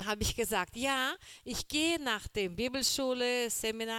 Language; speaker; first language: German; non-native, learner; Portuguese